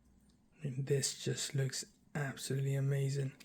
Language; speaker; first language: English; early bilingual, other home language; Tamil